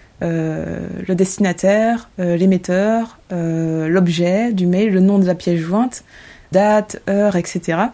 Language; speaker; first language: French; native; French